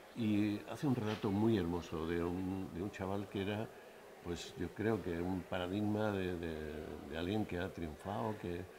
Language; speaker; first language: Spanish; native; Spanish